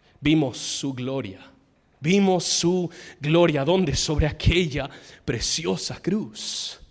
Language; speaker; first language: Spanish; non-native, fluent; English